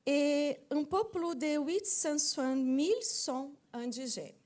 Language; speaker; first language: French; non-native, fluent; Portuguese